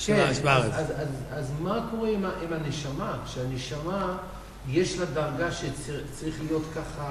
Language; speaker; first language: Hebrew; non-native, learner; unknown